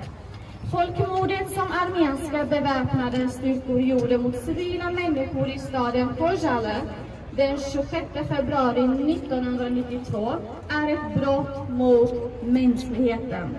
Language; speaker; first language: Swedish; non-native, fluent; Azerbaijani